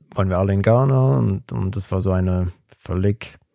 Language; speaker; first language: German; early bilingual, other home language; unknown